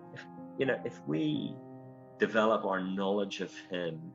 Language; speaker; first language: English; native; English